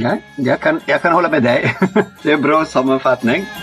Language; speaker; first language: Swedish; non-native, fluent; Arabic